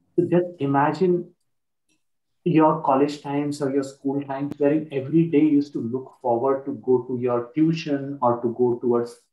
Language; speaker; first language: English; non-native, local second language; Marathi